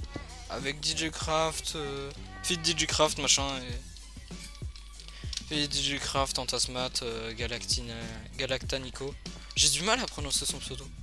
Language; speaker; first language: French; native; French